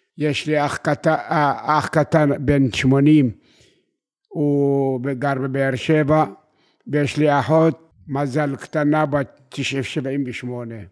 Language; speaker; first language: Hebrew; non-native, fluent; Arabic